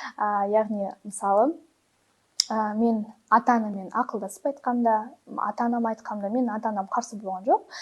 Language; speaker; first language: Kazakh; non-native, local second language; Russian